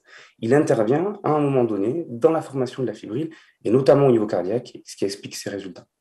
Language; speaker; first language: French; native; French